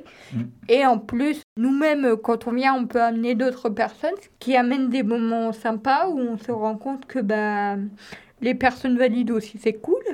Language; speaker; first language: French; native; French